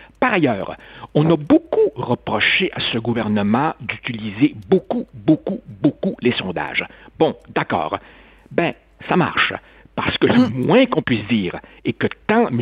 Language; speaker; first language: French; native; French